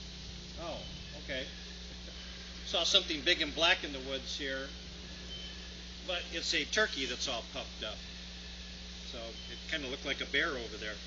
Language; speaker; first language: English; native; English